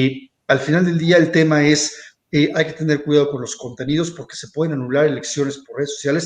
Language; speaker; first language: Spanish; native; Spanish